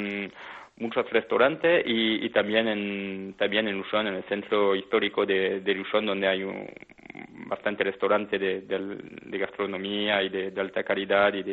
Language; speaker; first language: Spanish; non-native, fluent; French